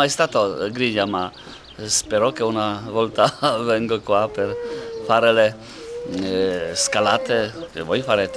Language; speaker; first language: Italian; non-native, learner; Polish